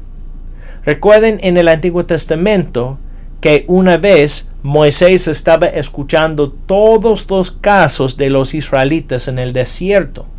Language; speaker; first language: Spanish; non-native, fluent; English